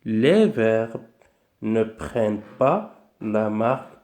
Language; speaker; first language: French; non-native, local second language; Arabic